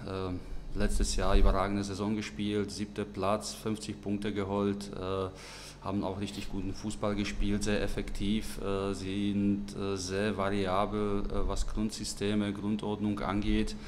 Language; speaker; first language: German; non-native, fluent; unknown